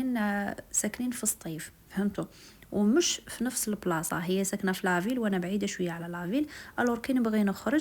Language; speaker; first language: Arabic; native; Arabic